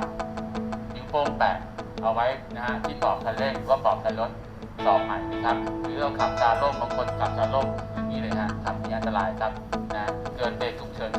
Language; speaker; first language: Thai; native; Thai